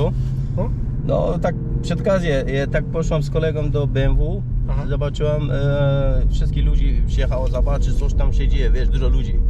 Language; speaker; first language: Polish; non-native, learner; Turkish